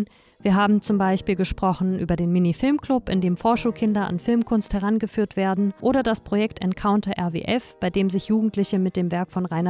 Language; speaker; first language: German; native; German